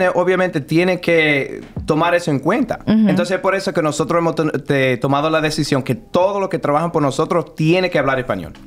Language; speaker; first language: Spanish; early bilingual, heritage; Spanish